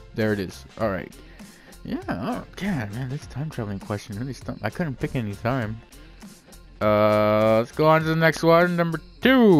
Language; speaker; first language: English; native; English